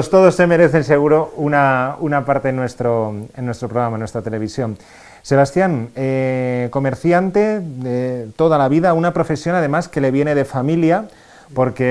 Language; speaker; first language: Spanish; native; Spanish